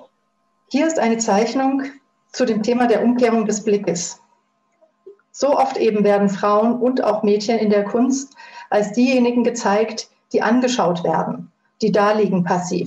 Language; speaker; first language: German; native; German